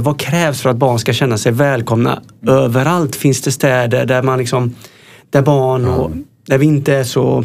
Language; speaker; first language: Swedish; native; Swedish